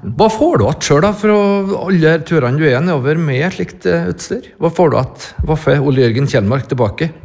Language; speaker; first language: Norwegian; native; Norwegian